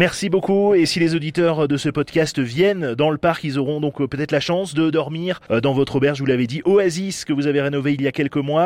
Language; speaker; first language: French; native; French